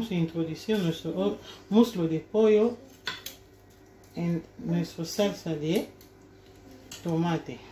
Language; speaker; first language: Spanish; non-native, learner; Lingala